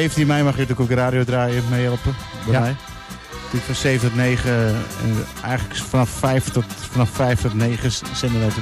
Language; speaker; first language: Dutch; native; Dutch